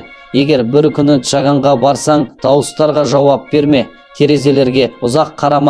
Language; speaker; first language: Kazakh; native; Kazakh